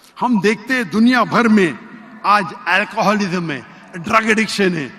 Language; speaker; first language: Urdu; non-native, local second language; Konkani